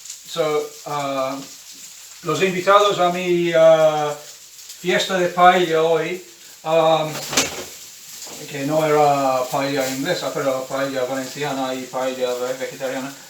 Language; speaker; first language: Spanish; non-native, fluent; English